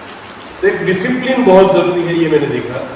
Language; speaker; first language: Hindi; non-native, local second language; Marathi